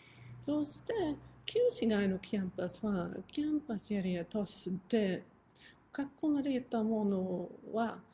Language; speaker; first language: Japanese; non-native, fluent; German